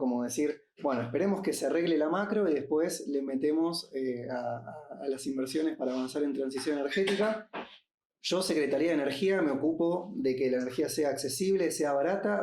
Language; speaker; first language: Spanish; native; Spanish